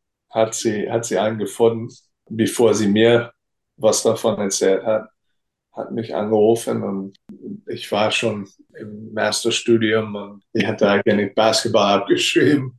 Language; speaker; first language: German; non-native, fluent; English